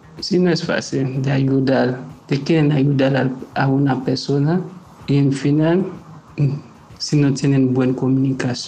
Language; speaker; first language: Spanish; non-native, fluent; Haitian Creole